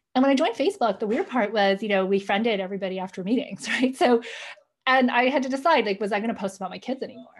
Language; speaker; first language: English; native; English